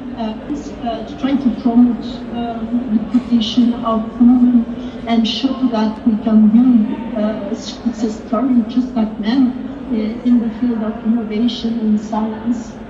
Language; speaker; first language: English; non-native, learner; French